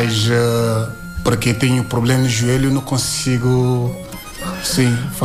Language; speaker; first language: Portuguese; non-native, learner; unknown